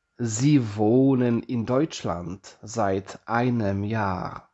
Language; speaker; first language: German; non-native, fluent; Polish